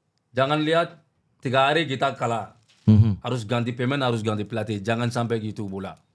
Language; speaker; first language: Indonesian; non-native, learner; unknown